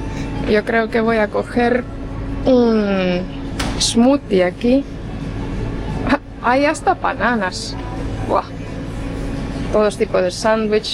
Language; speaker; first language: Spanish; non-native, fluent; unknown